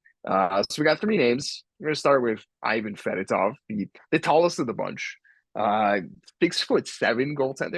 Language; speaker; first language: English; native; English